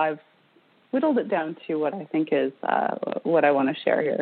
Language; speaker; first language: English; native; English